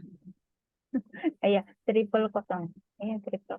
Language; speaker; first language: English; non-native, learner; Indonesian